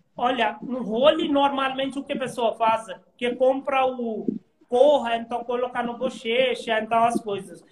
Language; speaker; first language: Portuguese; non-native, learner; Hindi